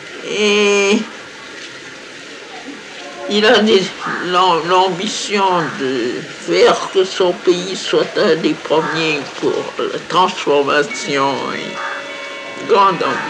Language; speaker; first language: French; native; French